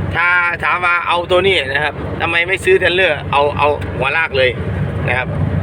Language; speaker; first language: Thai; non-native, local second language; Northeastern Thai